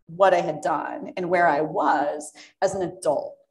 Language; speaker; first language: English; native; English